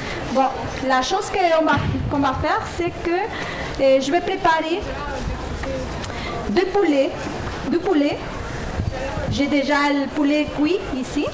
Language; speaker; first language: French; non-native, fluent; Spanish